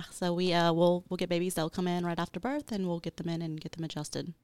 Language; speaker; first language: English; native; English